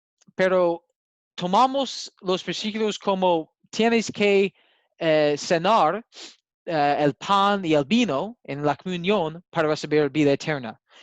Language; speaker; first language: Spanish; non-native, learner; English